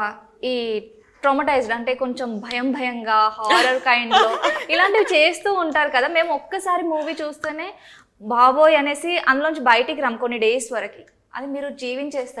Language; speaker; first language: Telugu; native; Telugu